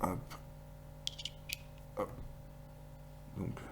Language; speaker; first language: French; native; French